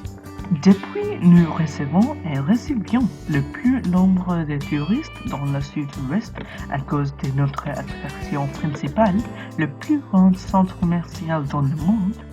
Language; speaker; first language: French; non-native, learner; English